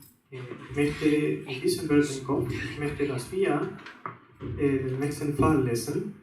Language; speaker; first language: German; non-native, fluent; Spanish